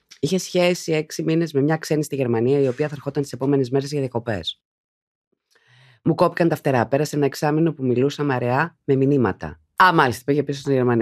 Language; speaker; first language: Greek; native; Greek